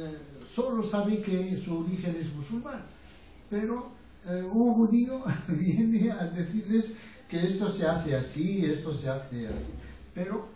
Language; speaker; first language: Spanish; non-native, fluent; Arabic